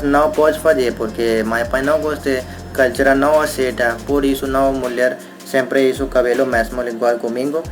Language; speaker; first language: Portuguese; non-native, learner; Hindi